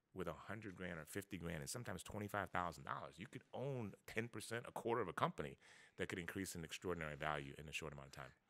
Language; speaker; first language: English; native; English